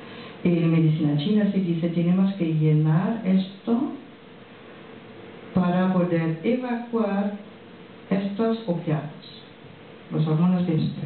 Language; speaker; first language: Spanish; non-native, fluent; French